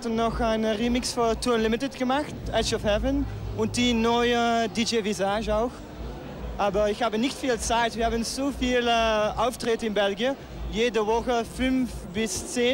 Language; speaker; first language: German; non-native, learner; Dutch